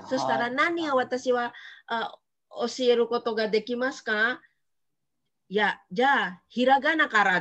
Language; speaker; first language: Japanese; non-native, fluent; Indonesian